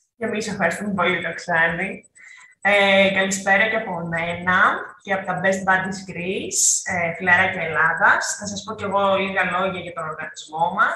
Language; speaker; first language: Greek; native; Greek